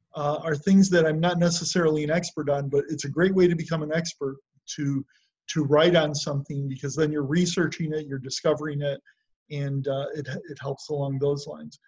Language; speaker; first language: English; native; English